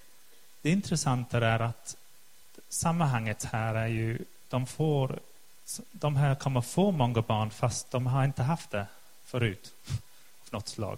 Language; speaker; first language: Swedish; non-native, fluent; English